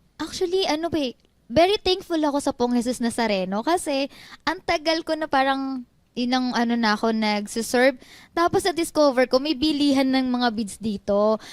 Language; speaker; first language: Filipino; native; Filipino